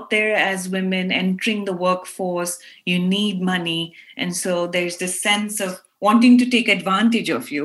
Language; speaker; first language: English; non-native, local second language; Urdu